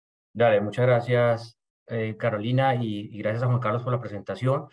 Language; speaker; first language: Spanish; native; Spanish